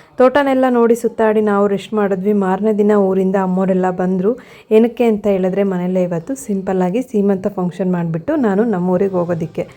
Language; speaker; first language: Kannada; native; Kannada